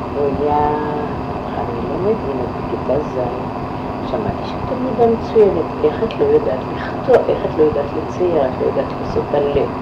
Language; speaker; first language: Hebrew; non-native, fluent; Yiddish